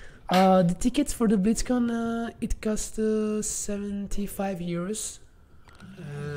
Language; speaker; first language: English; non-native, learner; Italian